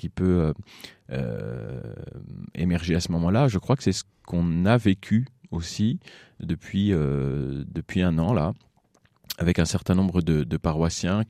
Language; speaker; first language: French; native; French